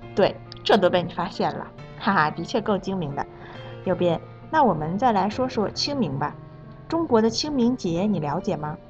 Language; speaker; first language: Chinese; native; Chinese